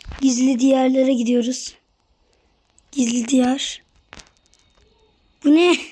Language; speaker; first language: Turkish; native; Turkish